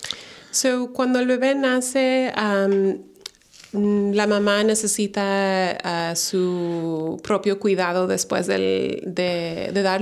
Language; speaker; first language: Spanish; early bilingual, heritage; Spanish